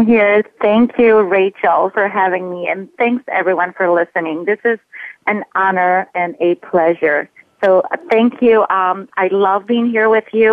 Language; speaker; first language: English; non-native, fluent; Polish